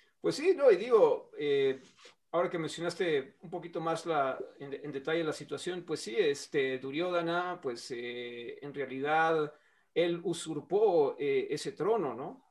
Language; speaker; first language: Spanish; native; Spanish